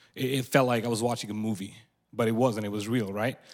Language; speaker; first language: English; non-native, local second language; Punjabi